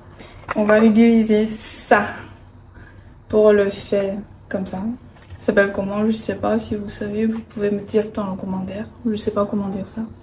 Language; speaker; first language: French; non-native, fluent; Chinese